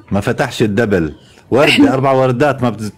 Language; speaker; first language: Arabic; native; Arabic